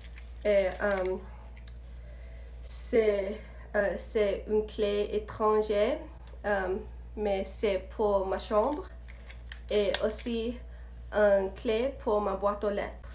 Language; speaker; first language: French; non-native, learner; English